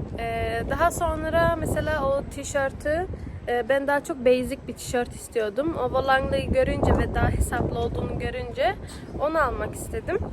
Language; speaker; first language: Turkish; early bilingual, heritage; Turkish